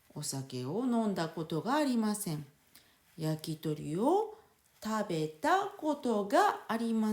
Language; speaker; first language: Japanese; non-native, fluent; French